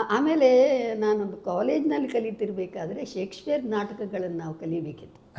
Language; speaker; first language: Kannada; non-native, local second language; Tulu